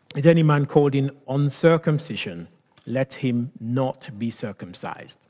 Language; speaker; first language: English; non-native, local second language; Yoruba